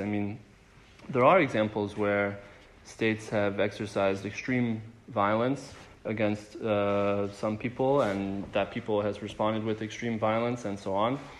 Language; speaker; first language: English; native; English